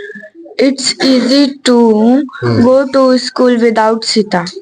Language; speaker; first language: English; non-native, learner; Hindi